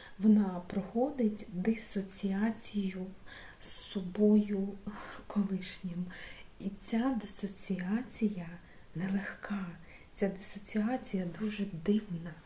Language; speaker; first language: Ukrainian; non-native, local second language; Russian